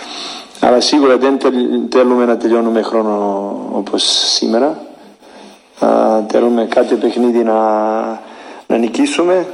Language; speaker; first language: Greek; non-native, learner; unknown